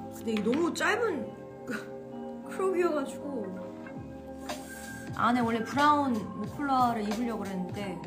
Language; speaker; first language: Korean; native; Korean